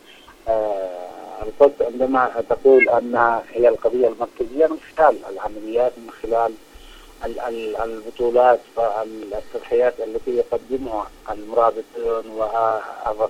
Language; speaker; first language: Arabic; native; Arabic